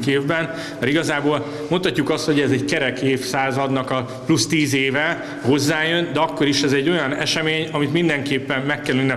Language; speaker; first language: Hungarian; native; Hungarian